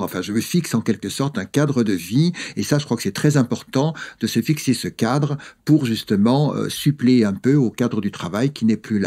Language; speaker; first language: French; native; French